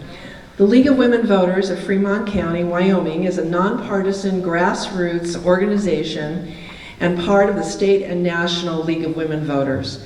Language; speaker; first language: English; native; English